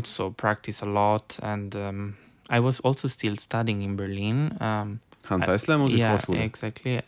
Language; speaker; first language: English; non-native, fluent; Italian